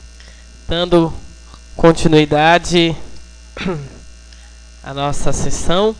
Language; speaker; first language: Portuguese; native; Portuguese